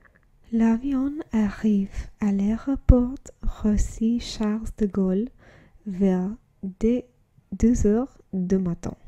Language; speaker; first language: French; non-native, learner; English